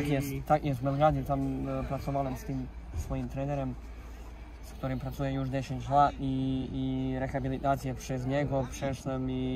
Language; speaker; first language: Polish; non-native, fluent; Serbian